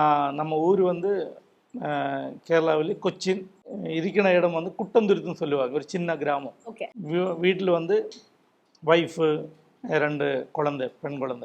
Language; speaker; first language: Tamil; non-native, local second language; Malayalam